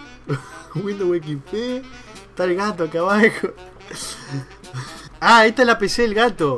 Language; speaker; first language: Spanish; native; Spanish